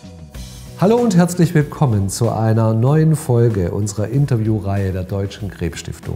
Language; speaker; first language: German; native; German